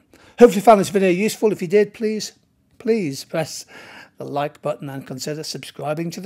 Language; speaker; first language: English; native; English